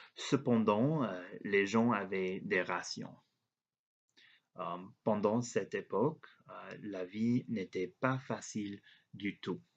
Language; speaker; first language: French; non-native, learner; English